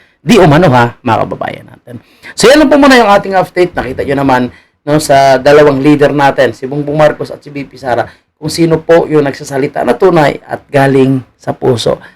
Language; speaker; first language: Filipino; native; Filipino